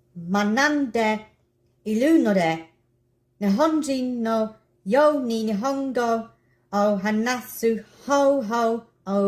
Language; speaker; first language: Japanese; non-native, learner; English